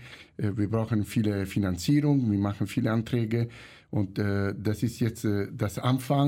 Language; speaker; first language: German; non-native, fluent; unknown